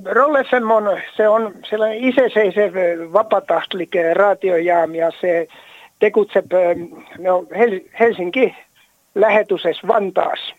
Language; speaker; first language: Estonian; non-native, learner; Finnish